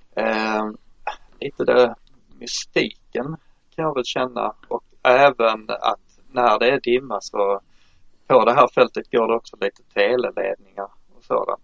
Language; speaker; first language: Swedish; native; Swedish